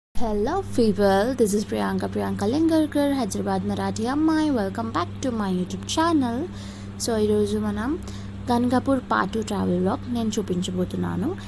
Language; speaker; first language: Telugu; non-native, local second language; Marathi